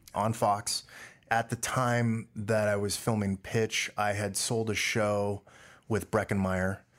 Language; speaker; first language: English; early bilingual, other home language; Dutch